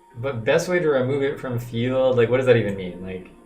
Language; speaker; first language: English; native; English